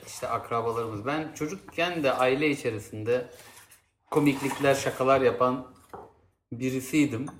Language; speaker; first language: Turkish; native; Turkish